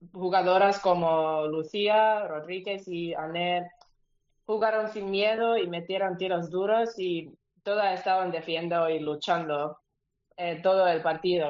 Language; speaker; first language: Spanish; non-native, learner; Finnish